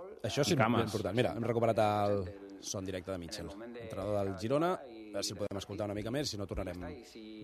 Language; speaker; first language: Catalan; native; Catalan